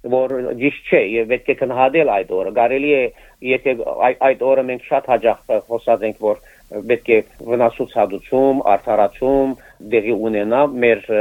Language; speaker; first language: Armenian; early bilingual, heritage; Armenian